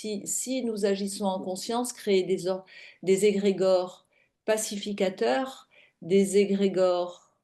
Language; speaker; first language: French; native; French